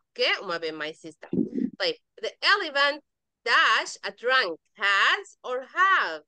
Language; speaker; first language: Arabic; native; Arabic